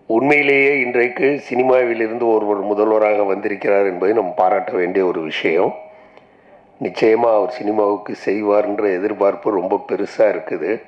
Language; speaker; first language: Tamil; native; Tamil